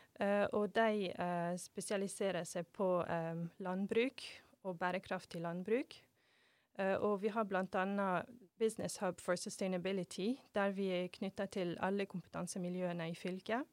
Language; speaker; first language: Norwegian; non-native, fluent; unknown